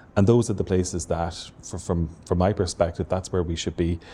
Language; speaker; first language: English; native; English